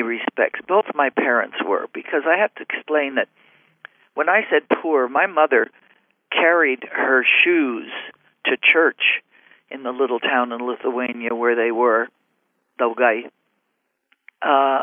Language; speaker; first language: English; native; English